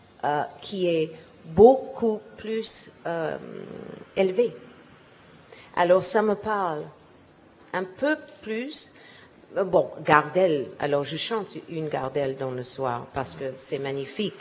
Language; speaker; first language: French; non-native, learner; English